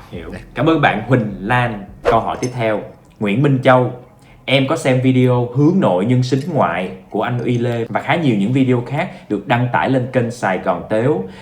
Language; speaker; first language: Vietnamese; non-native, fluent; English